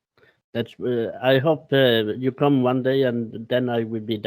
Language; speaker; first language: English; non-native, learner; Swedish